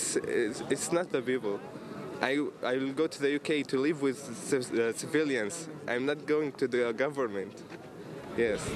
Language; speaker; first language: English; non-native, fluent; Arabic